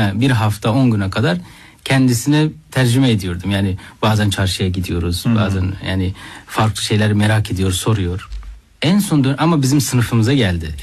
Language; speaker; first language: Turkish; non-native, fluent; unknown